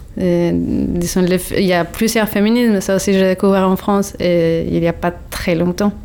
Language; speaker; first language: French; non-native, fluent; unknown